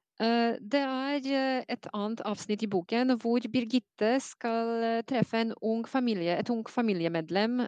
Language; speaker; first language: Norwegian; non-native, fluent; Polish